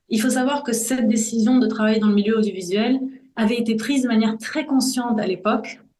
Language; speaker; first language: French; early bilingual, other home language; Spanish